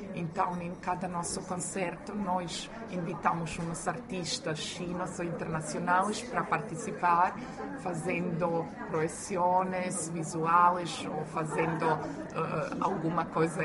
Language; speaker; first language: Portuguese; non-native, fluent; Croatian